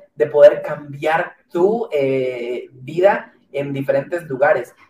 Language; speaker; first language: Spanish; native; Spanish